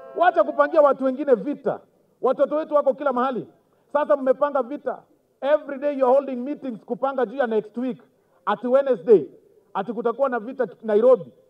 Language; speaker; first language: Swahili; non-native, local second language; Gusii